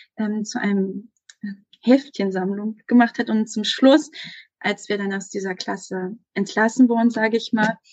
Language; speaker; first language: German; native; German